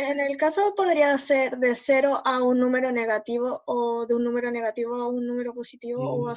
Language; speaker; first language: Spanish; native; Spanish